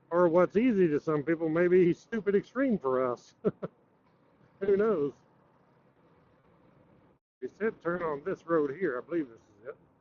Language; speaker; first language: English; native; English